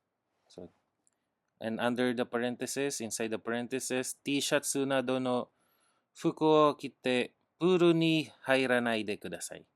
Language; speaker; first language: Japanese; non-native, learner; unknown